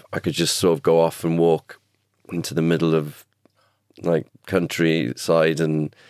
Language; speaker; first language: English; native; English